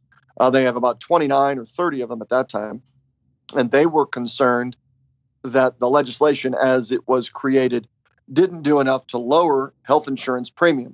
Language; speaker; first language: English; native; English